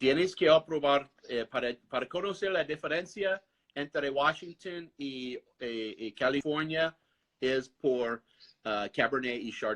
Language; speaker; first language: Spanish; non-native, fluent; English